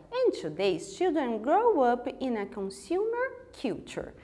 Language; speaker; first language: English; non-native, fluent; Portuguese